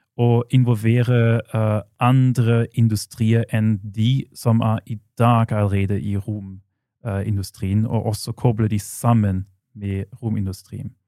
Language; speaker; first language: Norwegian; non-native, fluent; German